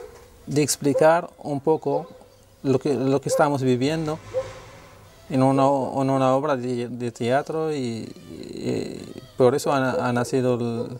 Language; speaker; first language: Spanish; non-native, fluent; Arabic